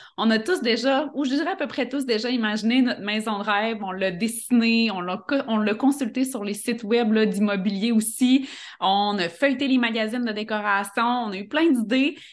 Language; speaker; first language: French; native; French